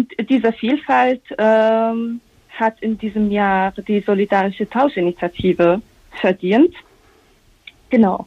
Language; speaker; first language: German; non-native, fluent; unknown